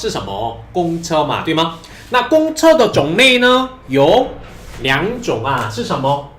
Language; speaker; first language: Chinese; non-native, fluent; Korean